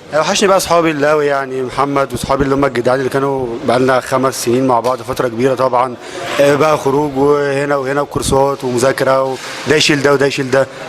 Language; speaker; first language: Egyptian Arabic; native; Egyptian Arabic